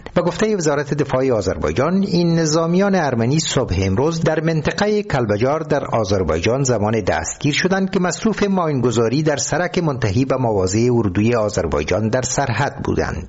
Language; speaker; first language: Persian; native; Persian